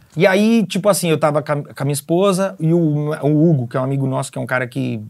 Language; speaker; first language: Portuguese; native; Portuguese